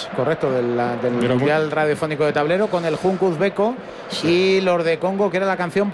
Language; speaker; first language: Spanish; native; Spanish